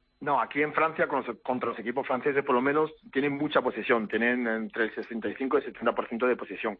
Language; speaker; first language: Spanish; early bilingual, heritage; Spanish